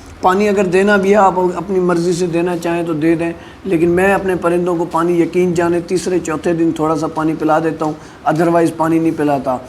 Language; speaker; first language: Urdu; non-native, local second language; Sindhi